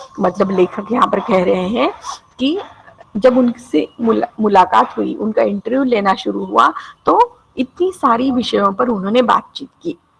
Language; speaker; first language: Hindi; non-native, local second language; Marathi